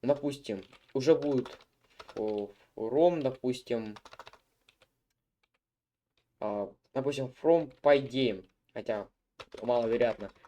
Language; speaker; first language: Russian; native; Russian